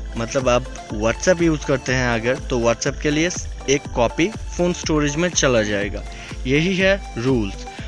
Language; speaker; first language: Hindi; non-native, local second language; Bangla